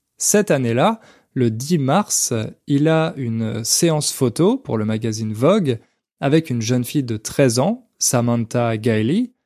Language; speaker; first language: French; native; French